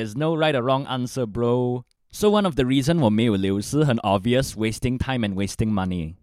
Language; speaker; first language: English; non-native, local second language; Chinese